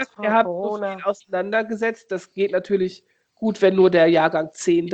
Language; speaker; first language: German; native; German